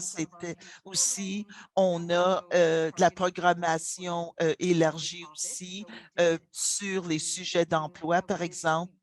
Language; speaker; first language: French; non-native, fluent; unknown